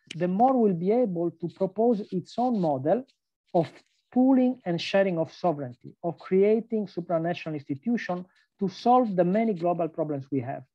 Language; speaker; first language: English; non-native, fluent; Italian